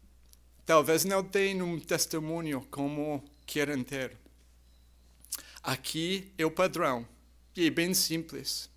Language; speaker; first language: Portuguese; non-native, fluent; English